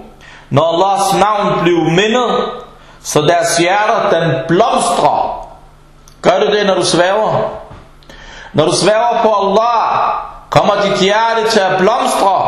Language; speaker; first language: Danish; early bilingual, other home language; Arabic